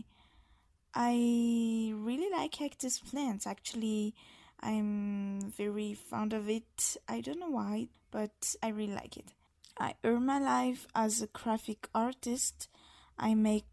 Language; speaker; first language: English; non-native, fluent; Malagasy